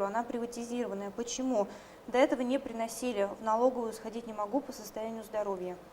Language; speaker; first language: Russian; native; Russian